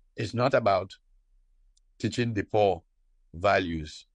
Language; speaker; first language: English; non-native, local second language; Hausa